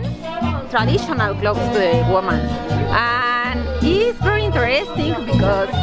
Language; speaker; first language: English; non-native, learner; Spanish